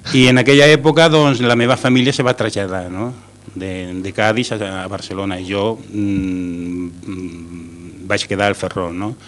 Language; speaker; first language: Catalan; non-native, local second language; Spanish